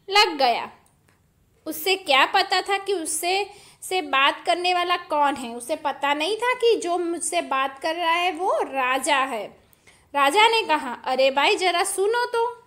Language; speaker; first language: Hindi; non-native, local second language; Gujarati